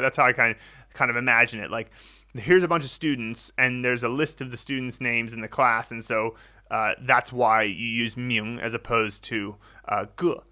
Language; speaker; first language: English; native; English